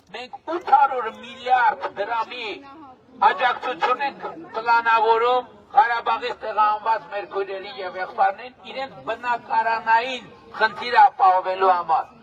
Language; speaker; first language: Armenian; native; Armenian